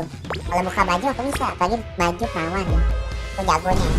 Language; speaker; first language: Indonesian; native; Indonesian